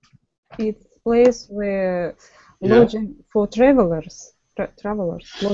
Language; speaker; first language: English; non-native, learner; Russian